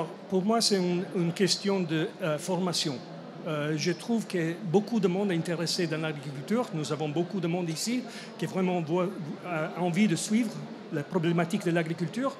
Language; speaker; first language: French; non-native, fluent; English